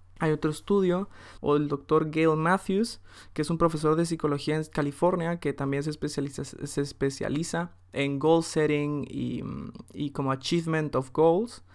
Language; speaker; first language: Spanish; early bilingual, heritage; Spanish